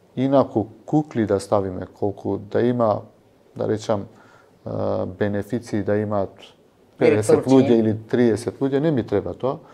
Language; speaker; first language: Macedonian; non-native, local second language; Albanian